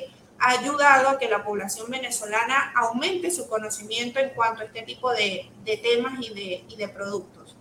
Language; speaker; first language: Spanish; native; Spanish